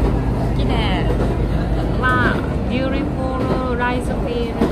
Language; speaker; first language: English; non-native, learner; Japanese